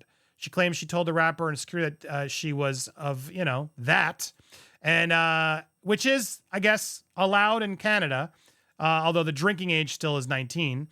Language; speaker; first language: English; native; English